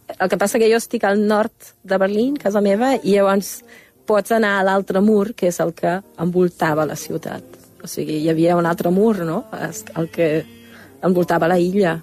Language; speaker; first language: Catalan; non-native, fluent; German